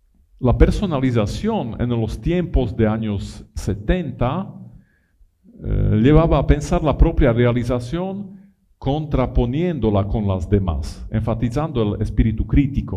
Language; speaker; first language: Spanish; non-native, fluent; Italian